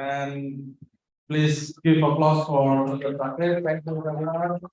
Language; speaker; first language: English; non-native, learner; Indonesian